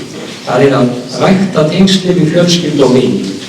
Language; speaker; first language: Icelandic; native; Icelandic